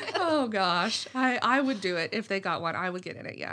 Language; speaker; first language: English; native; English